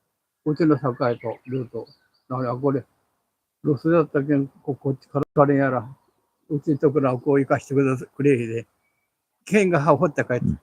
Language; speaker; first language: Japanese; native; Japanese